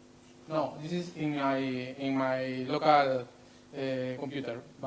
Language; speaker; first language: English; non-native, learner; Spanish